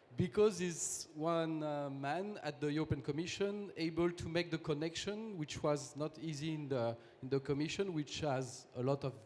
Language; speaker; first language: English; non-native, fluent; French